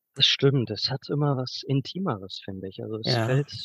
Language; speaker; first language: German; native; German